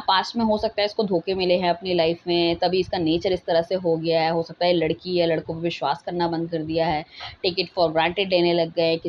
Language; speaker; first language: Hindi; native; Hindi